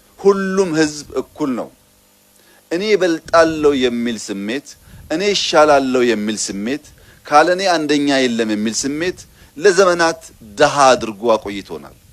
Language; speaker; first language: Amharic; non-native, local second language; Oromo